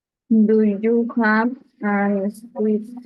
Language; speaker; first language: English; non-native, learner; Spanish